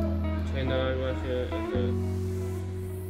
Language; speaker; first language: English; non-native, learner; Chinese